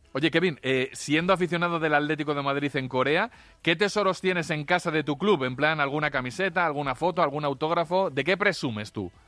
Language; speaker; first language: Spanish; native; Spanish